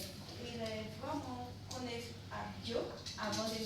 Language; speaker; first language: French; non-native, learner; Portuguese